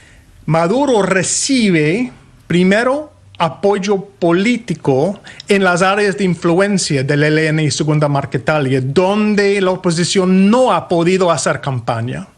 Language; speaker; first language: Spanish; non-native, fluent; English